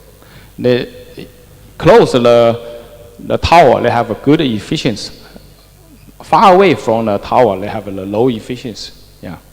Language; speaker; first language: English; non-native, fluent; Chinese